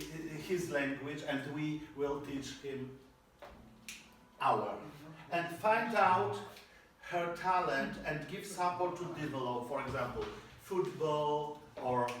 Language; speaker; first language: English; non-native, learner; Polish